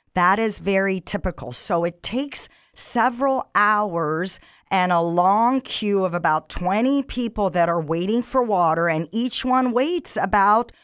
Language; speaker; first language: English; non-native, fluent; Arabic